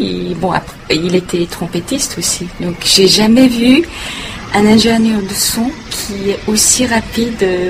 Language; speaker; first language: French; non-native, fluent; Korean